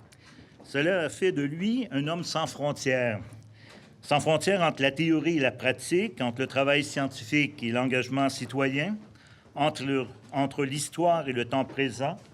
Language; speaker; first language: French; native; French